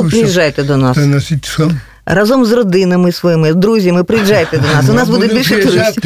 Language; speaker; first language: Ukrainian; native; Ukrainian